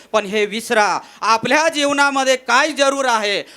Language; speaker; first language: Marathi; non-native, local second language; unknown